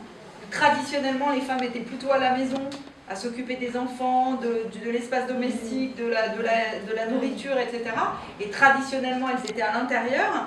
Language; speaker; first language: French; native; French